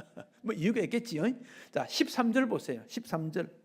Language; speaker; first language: Korean; native; Korean